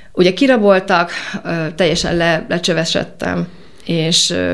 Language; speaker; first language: Hungarian; native; Hungarian